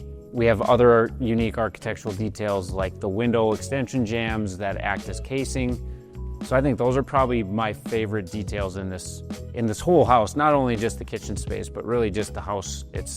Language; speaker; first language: English; native; English